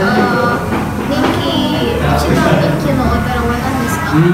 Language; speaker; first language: Japanese; non-native, learner; Indonesian